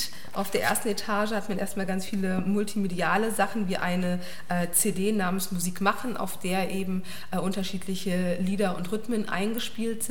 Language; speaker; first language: German; native; German